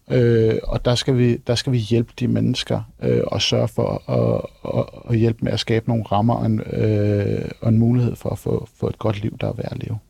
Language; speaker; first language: Danish; native; Danish